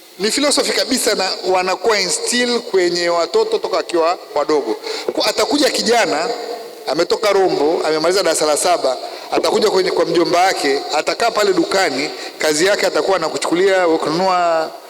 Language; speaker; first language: Swahili; native; Swahili